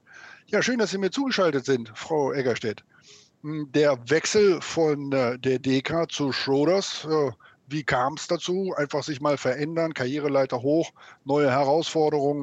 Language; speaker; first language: German; native; German